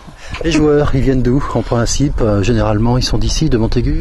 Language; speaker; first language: French; native; French